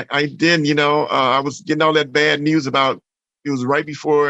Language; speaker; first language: English; native; English